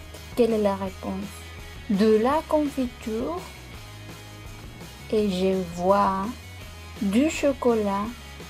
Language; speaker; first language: French; non-native, fluent; Spanish